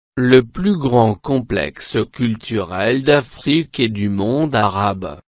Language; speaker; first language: French; non-native, local second language; Arabic